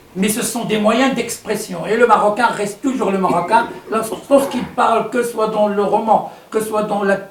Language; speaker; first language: French; non-native, local second language; Arabic